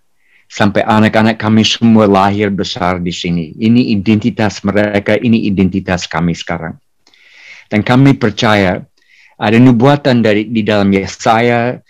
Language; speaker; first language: Indonesian; non-native, fluent; English